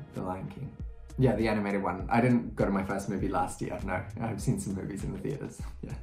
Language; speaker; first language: English; native; English